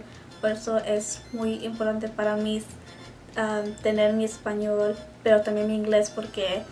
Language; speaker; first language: Spanish; early bilingual, heritage; Spanish